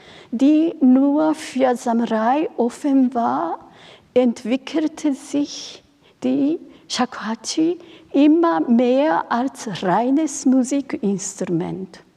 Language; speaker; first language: German; non-native, fluent; Japanese